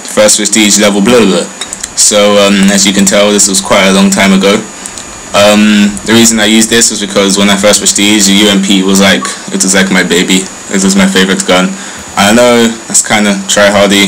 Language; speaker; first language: English; native; English